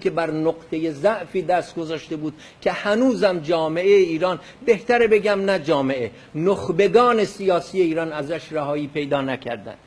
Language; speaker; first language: Persian; non-native, local second language; Kurdish